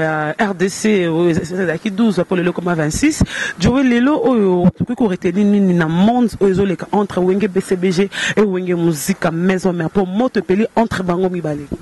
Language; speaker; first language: French; non-native, local second language; Lingala